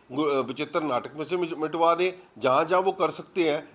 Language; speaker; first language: Hindi; non-native, local second language; Punjabi